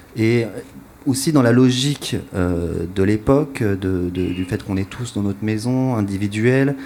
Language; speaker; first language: French; native; French